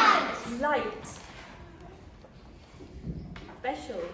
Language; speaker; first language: English; native; English